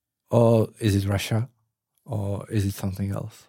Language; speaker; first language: English; non-native, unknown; Czech